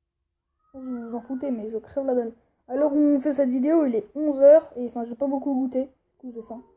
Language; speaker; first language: French; native; French